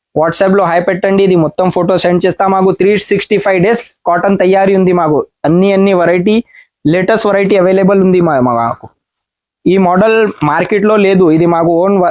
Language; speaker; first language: Telugu; non-native, learner; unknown